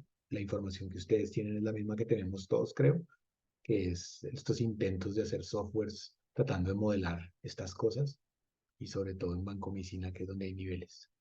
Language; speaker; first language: Spanish; native; Spanish